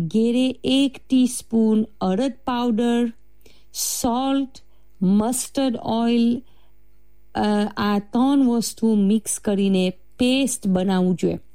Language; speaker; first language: Gujarati; early bilingual, heritage; Gujarati